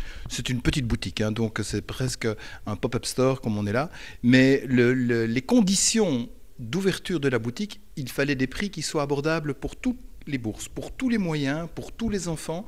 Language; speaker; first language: French; native; French